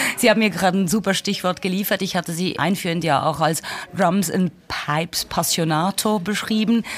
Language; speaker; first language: German; native; German